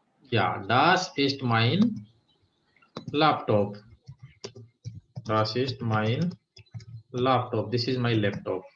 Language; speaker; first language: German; non-native, fluent; Hindi